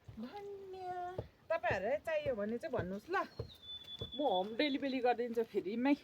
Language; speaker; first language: Nepali; non-native, local second language; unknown